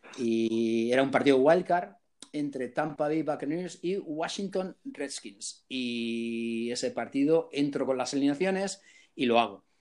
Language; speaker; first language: Spanish; early bilingual, heritage; Spanish